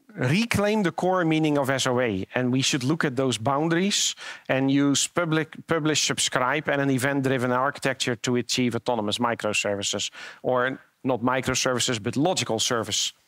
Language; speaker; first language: English; non-native, fluent; Dutch